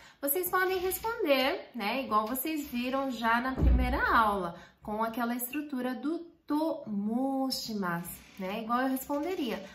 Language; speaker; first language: Portuguese; native; Portuguese